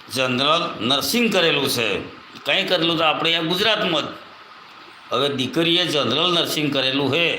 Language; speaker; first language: Hindi; non-native, local second language; Bhili